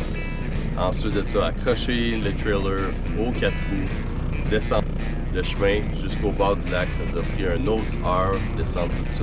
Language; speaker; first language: French; native; French